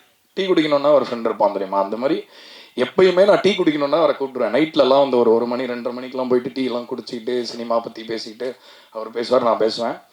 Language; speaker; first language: Tamil; native; Tamil